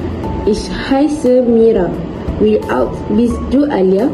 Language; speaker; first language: German; non-native, learner; Malay